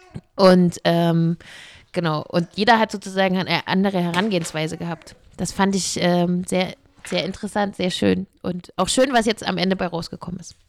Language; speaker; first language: German; native; German